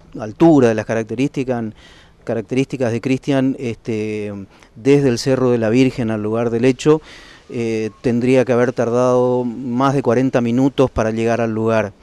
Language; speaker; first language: Spanish; native; Spanish